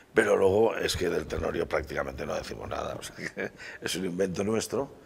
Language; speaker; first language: Spanish; native; Spanish